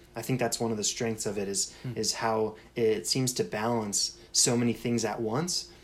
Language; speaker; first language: English; native; English